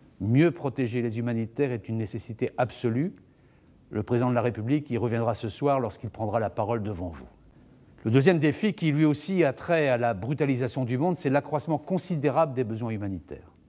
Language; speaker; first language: French; native; French